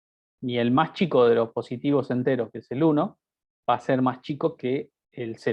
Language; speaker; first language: Spanish; native; Spanish